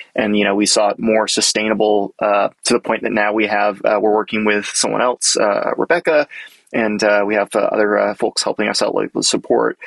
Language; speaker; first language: English; native; English